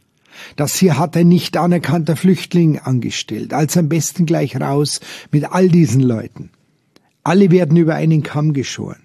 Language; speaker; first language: German; native; German